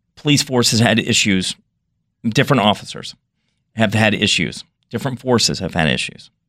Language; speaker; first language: English; native; English